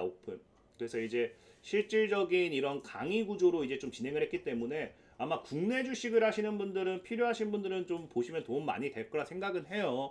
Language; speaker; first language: Korean; native; Korean